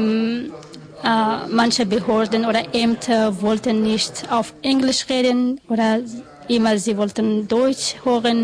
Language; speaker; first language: German; non-native, learner; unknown